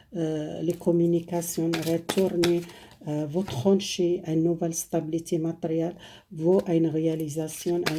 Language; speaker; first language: French; non-native, fluent; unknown